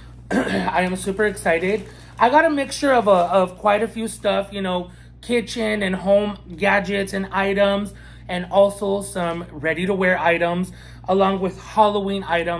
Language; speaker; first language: English; native; English